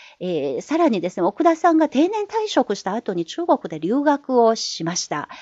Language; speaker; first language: Japanese; non-native, fluent; Chinese